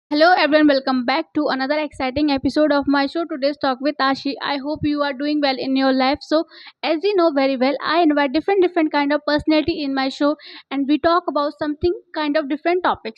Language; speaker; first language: English; non-native, local second language; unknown